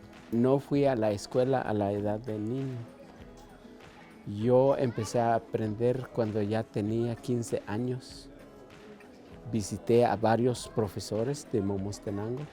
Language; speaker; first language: Spanish; non-native, local second language; Kʼicheʼ